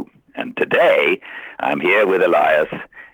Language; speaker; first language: English; native; English